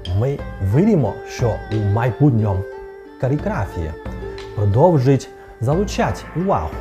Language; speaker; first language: Ukrainian; non-native, fluent; Chinese